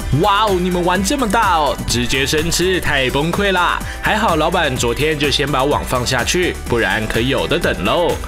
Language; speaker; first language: Chinese; native; Chinese